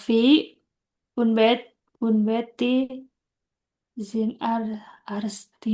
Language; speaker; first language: German; non-native, learner; Indonesian